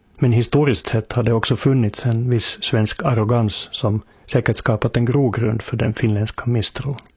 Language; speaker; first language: Swedish; native; Swedish